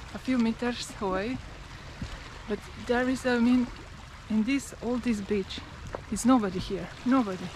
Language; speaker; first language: English; non-native, learner; Slovenian